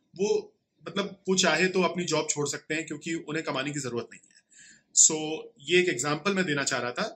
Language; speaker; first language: Hindi; native; Hindi